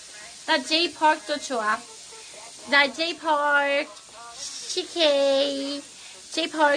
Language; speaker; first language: Korean; non-native, learner; Swedish